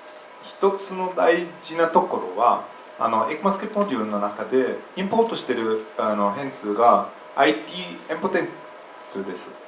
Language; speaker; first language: Japanese; non-native, fluent; English